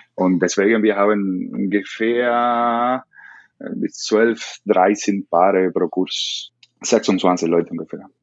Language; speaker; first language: German; non-native, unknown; Spanish